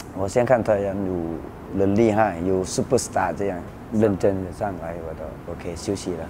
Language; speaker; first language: Chinese; non-native, learner; Thai